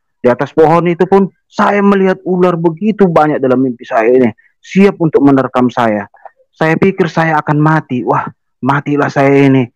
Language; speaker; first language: Indonesian; native; Indonesian